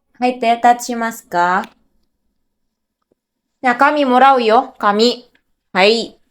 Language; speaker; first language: Japanese; non-native, learner; Cebuano